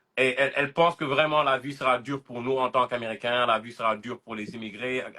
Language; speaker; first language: French; non-native, local second language; Wolof